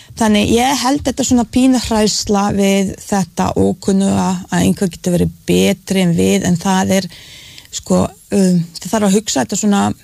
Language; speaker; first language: Icelandic; non-native, fluent; Bosnian